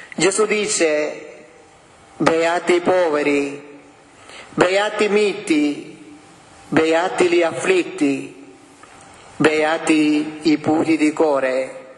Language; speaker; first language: Italian; non-native, fluent; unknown